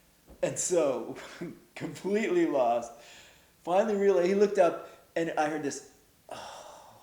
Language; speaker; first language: English; native; English